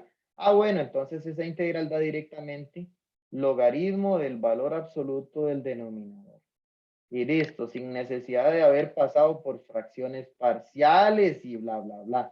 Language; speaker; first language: Spanish; native; Spanish